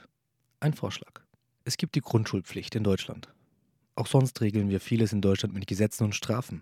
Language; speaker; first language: German; early bilingual, other home language; Turkish